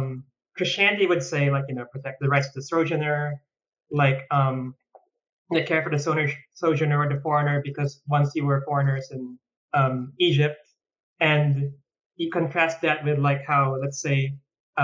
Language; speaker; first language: English; non-native, local second language; Filipino